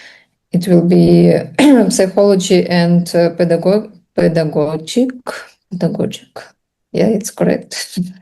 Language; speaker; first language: English; non-native, learner; Russian